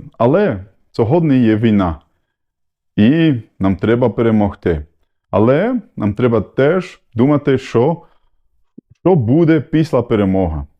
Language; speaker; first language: Ukrainian; non-native, learner; Dutch